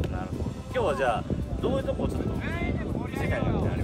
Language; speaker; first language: Japanese; native; Japanese